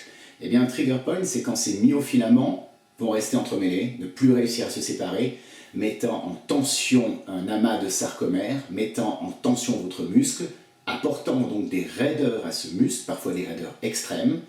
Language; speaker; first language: French; native; French